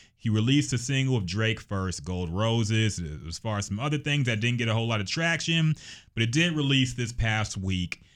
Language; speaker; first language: English; native; English